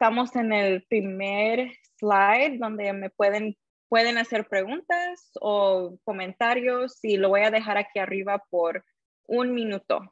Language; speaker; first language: Spanish; early bilingual, heritage; Spanish